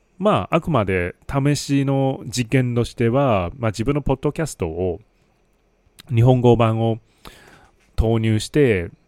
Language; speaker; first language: Japanese; non-native, fluent; Chinese